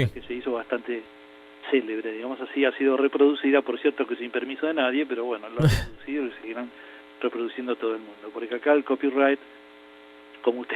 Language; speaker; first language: Spanish; native; Spanish